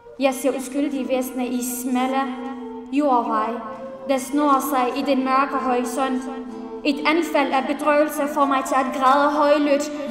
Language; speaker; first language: Danish; non-native, fluent; Central Kurdish